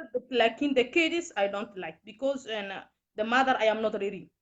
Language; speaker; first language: English; non-native, learner; Somali